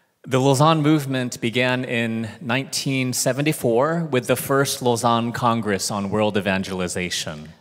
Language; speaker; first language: English; early bilingual, other home language; Korean